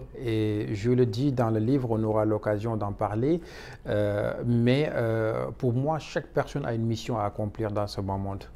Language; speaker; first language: French; non-native, local second language; Wolof